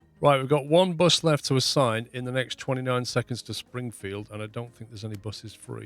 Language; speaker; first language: English; native; English